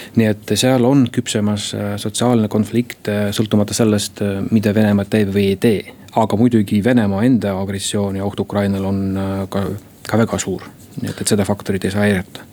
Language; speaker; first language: Estonian; non-native, local second language; Russian